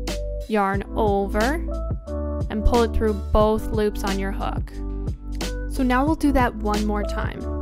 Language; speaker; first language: English; native; English